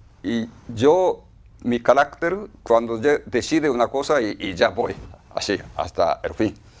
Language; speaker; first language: Spanish; non-native, fluent; Japanese